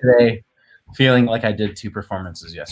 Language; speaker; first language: English; native; English